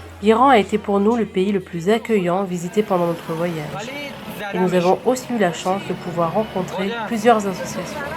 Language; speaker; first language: French; native; French